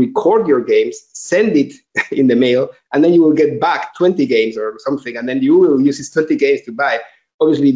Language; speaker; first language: English; non-native, fluent; Spanish